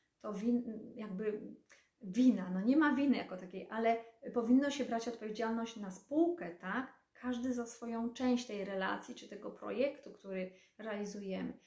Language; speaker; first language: Polish; native; Polish